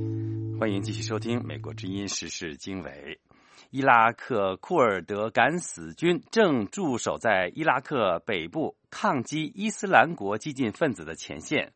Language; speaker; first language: Chinese; native; Chinese